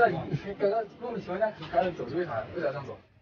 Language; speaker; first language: Chinese; native; Chinese